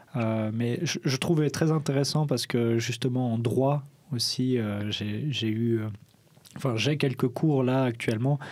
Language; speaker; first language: French; native; French